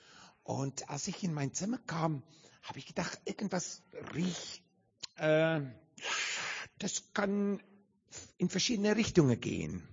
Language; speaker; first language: German; non-native, learner; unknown